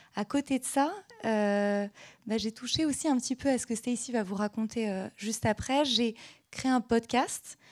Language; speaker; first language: French; native; French